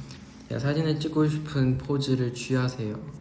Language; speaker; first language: Korean; non-native, fluent; Chinese